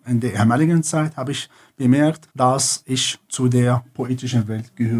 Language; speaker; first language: German; non-native, fluent; Arabic